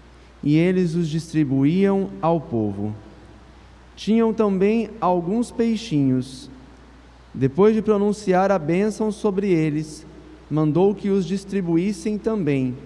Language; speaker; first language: Portuguese; native; Portuguese